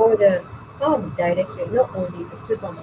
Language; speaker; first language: English; non-native, learner; Japanese